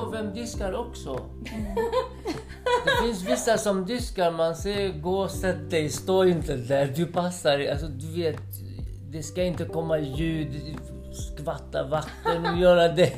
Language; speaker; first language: Swedish; non-native, fluent; Kurdish